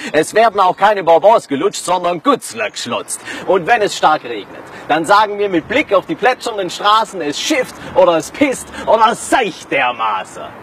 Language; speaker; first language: German; native; German